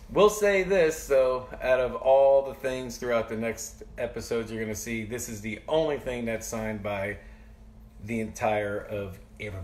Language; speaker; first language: English; native; English